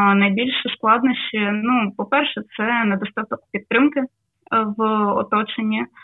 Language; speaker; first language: Ukrainian; non-native, local second language; Russian